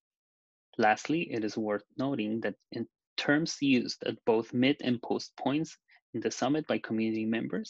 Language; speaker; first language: English; non-native, fluent; Spanish